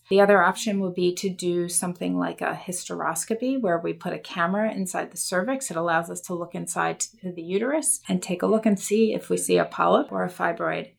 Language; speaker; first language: English; native; English